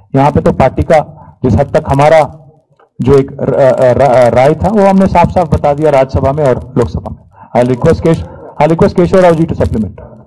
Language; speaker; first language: Hindi; non-native, local second language; Telugu